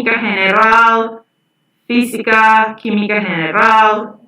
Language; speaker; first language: Spanish; non-native, fluent; English